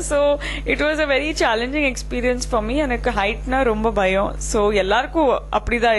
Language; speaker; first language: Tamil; non-native, fluent; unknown